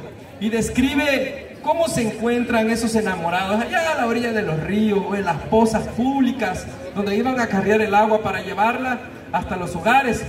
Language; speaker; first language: Spanish; native; Spanish